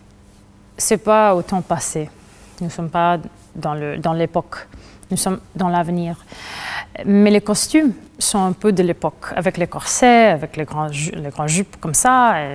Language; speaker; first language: French; non-native, fluent; Spanish